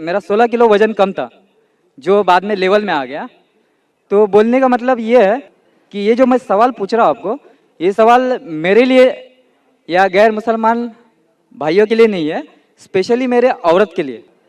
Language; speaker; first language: Hindi; non-native, local second language; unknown